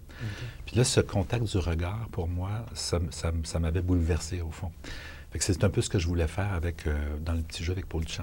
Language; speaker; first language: French; native; French